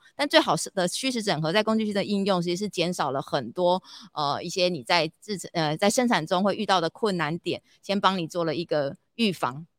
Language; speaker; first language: Chinese; native; Chinese